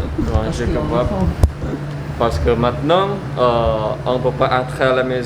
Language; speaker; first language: French; non-native, learner; Indonesian